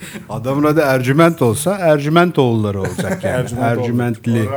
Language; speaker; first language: Turkish; native; Turkish